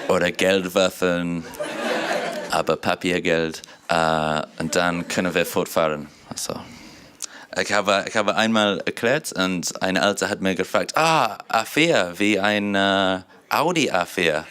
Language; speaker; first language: German; non-native, learner; English